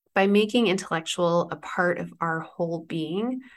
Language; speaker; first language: English; native; English